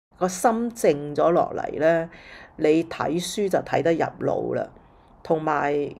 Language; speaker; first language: Cantonese; early bilingual, heritage; Cantonese